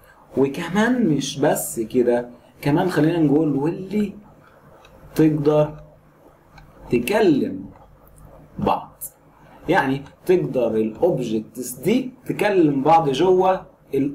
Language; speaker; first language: Arabic; native; Arabic